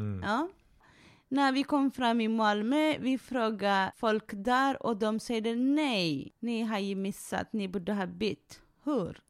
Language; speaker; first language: Swedish; non-native, fluent; Tigrinya